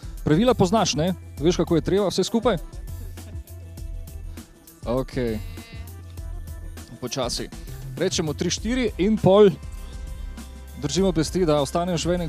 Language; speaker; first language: Slovenian; native; Slovenian